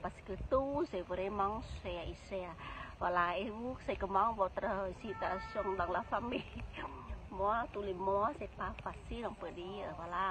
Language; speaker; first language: French; non-native, learner; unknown